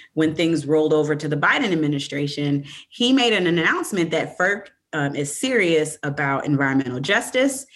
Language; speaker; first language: English; native; English